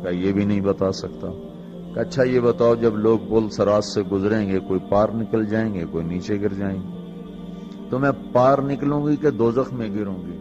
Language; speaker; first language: Urdu; non-native, local second language; Punjabi